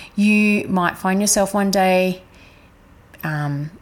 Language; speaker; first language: English; native; English